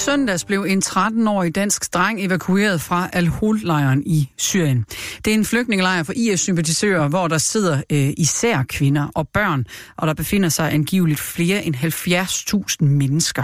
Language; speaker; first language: Danish; native; Danish